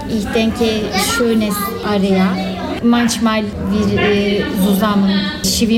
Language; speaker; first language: German; non-native, learner; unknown